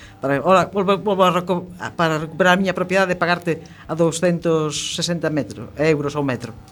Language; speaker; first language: Galician; native; Galician